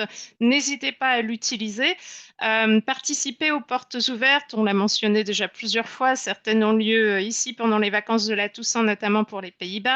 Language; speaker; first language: French; native; French